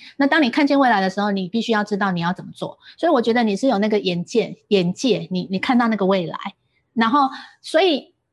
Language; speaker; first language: Chinese; native; Chinese